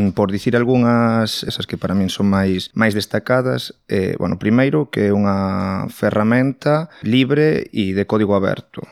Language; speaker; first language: Galician; non-native, local second language; Spanish